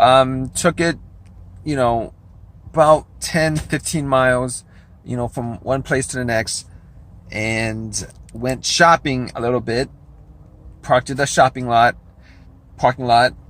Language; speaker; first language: English; native; English